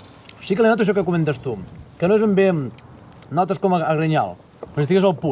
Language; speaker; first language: Catalan; native; Catalan